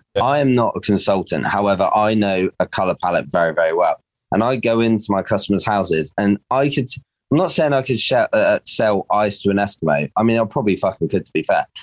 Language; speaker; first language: English; native; English